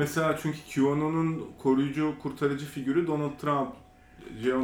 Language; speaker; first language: Turkish; native; Turkish